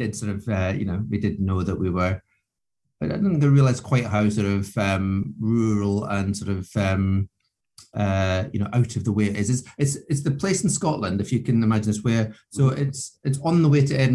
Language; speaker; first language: English; native; English